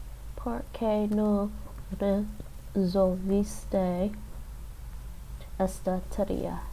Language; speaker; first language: Spanish; non-native, learner; English